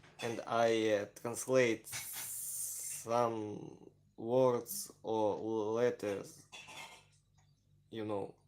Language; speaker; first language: English; non-native, learner; Ukrainian